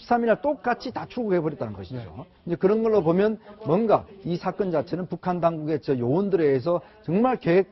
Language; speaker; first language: Korean; native; Korean